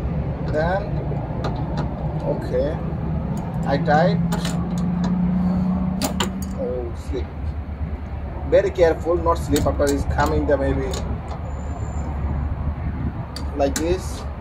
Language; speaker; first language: English; non-native, learner; Bangla